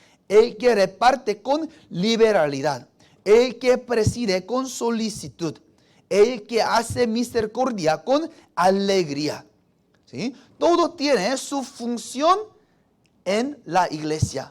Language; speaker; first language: Spanish; non-native, fluent; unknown